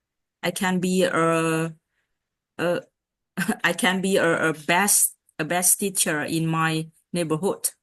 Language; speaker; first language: English; non-native, learner; Vietnamese